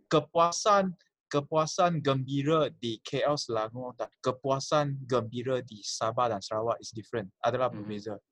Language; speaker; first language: Malay; non-native, local second language; Chinese